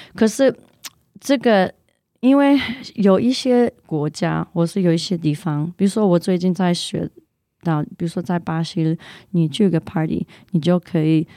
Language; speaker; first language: Chinese; non-native, fluent; English